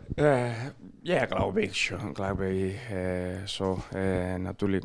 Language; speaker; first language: German; non-native, learner; Spanish